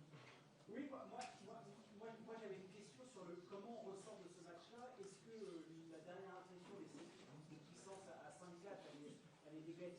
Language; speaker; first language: French; native; French